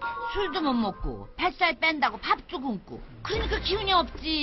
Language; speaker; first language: Korean; native; Korean